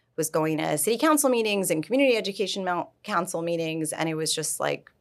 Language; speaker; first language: English; native; English